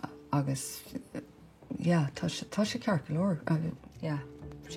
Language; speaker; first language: Irish; non-native, local second language; English